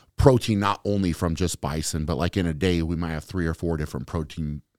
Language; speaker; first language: English; native; English